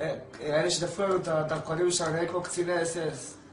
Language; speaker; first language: Hebrew; native; Hebrew